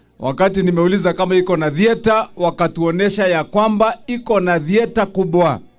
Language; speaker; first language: Swahili; non-native, local second language; Kikuyu